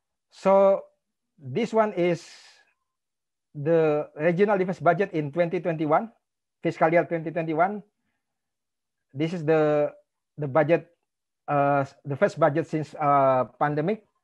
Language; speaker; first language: English; non-native, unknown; Indonesian